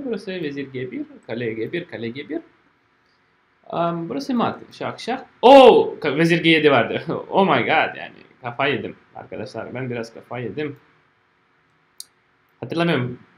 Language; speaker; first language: Turkish; non-native, fluent; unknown